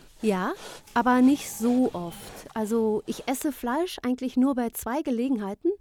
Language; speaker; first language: German; native; German